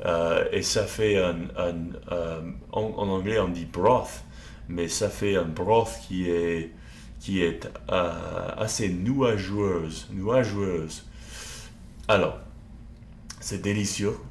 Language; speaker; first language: French; non-native, learner; English